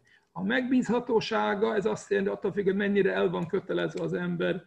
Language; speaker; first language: Hungarian; non-native, fluent; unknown